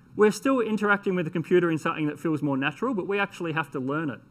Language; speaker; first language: English; native; English